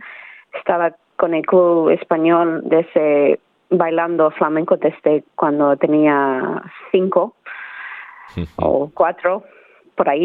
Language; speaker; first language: Spanish; early bilingual, heritage; Spanish